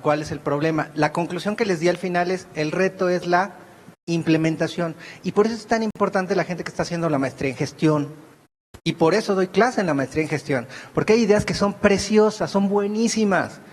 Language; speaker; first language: Spanish; native; Spanish